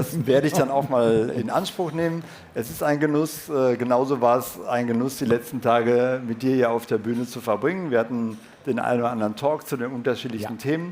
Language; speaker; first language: German; native; German